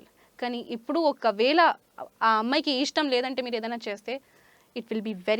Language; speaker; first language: Telugu; non-native, learner; Hindi